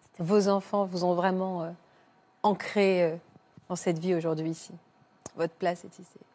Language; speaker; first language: French; native; French